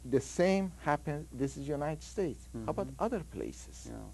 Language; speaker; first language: English; non-native, fluent; Persian